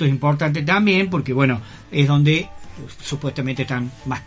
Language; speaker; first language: Spanish; native; Spanish